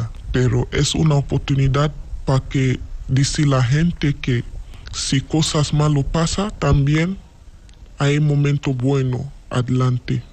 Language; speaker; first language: Spanish; non-native, learner; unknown